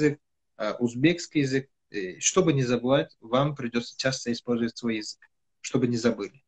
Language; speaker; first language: Russian; non-native, fluent; Kyrgyz